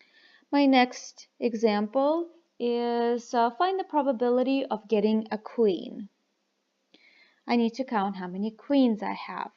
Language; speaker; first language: English; non-native, fluent; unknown